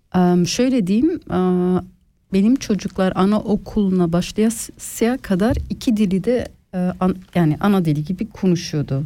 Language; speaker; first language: Turkish; early bilingual, heritage; Turkish